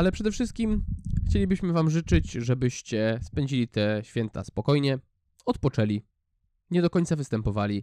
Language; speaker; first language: Polish; native; Polish